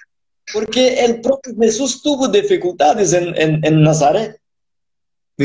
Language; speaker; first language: Spanish; non-native, fluent; Portuguese